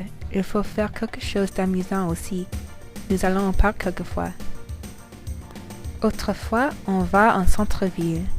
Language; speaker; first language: French; non-native, learner; English